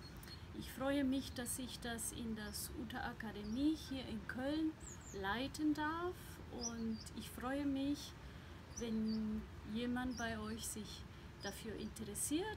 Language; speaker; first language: German; non-native, fluent; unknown